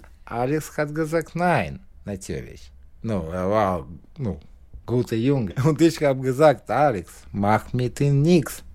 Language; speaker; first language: German; non-native, learner; Russian